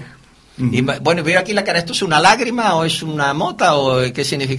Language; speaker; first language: Spanish; native; Spanish